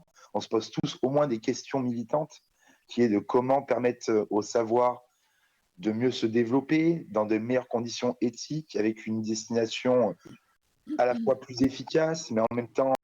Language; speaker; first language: French; native; French